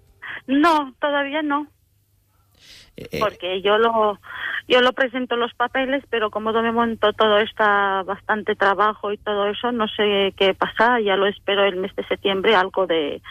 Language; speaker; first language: Spanish; non-native, learner; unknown